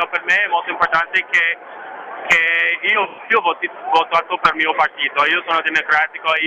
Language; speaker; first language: Italian; non-native, learner; English